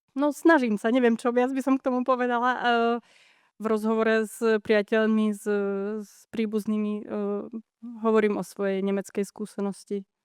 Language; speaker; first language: Slovak; native; Slovak